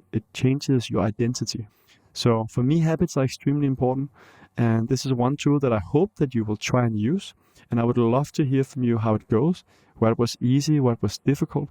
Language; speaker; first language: English; non-native, fluent; Danish